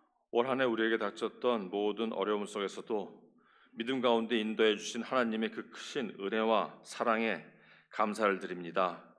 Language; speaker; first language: Korean; native; Korean